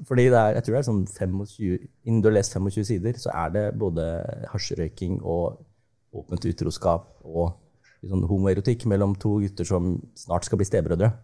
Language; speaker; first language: Norwegian; early bilingual, other home language; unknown